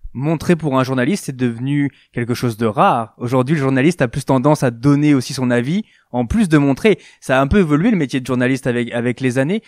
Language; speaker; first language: French; native; French